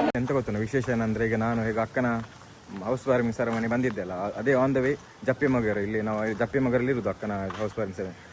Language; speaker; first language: Kannada; non-native, local second language; Tulu